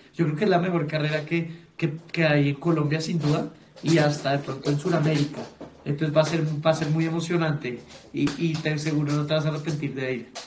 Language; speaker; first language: Spanish; native; Spanish